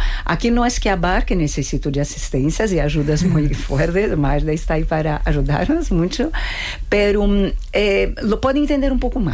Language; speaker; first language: Spanish; non-native, fluent; Portuguese